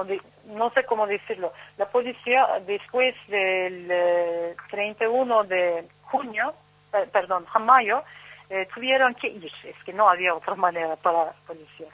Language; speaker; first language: Spanish; non-native, learner; Turkish